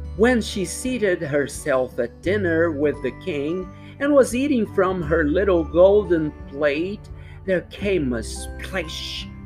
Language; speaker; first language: English; non-native, fluent; Portuguese